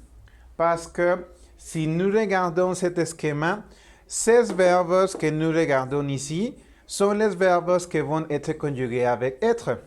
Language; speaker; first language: French; non-native, learner; Spanish